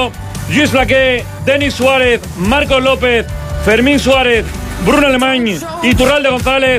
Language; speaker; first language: Spanish; native; Spanish